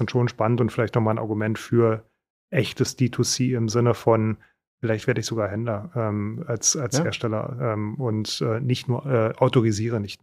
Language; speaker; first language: German; native; German